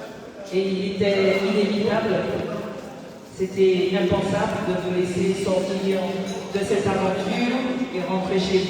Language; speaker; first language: French; native; French